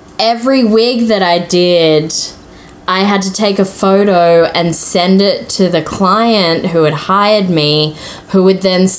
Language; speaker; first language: English; native; English